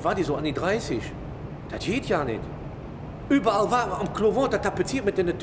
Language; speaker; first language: German; native; German